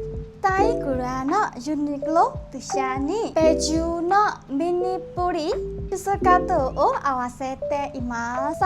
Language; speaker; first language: Japanese; non-native, learner; Burmese